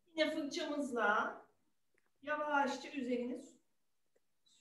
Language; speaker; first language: Turkish; native; Turkish